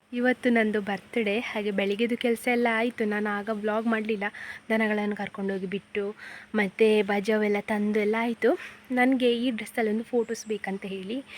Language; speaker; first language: Kannada; non-native, local second language; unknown